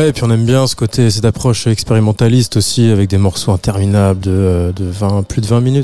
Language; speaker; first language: French; native; French